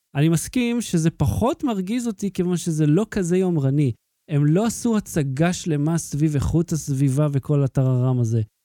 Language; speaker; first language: Hebrew; native; Hebrew